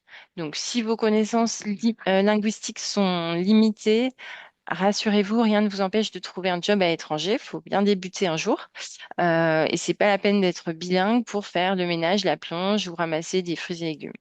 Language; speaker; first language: French; native; French